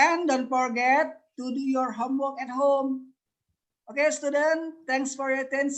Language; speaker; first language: English; non-native, learner; Indonesian